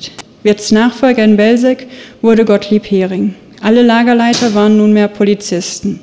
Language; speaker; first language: German; native; German